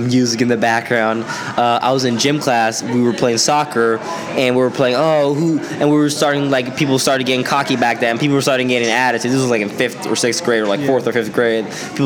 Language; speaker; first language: English; non-native, fluent; Swedish